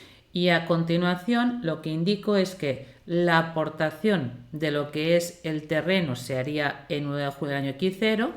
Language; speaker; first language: Spanish; native; Spanish